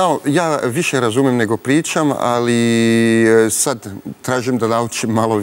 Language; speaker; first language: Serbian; early bilingual, heritage; French